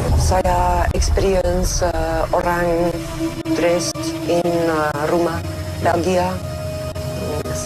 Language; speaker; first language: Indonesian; non-native, learner; English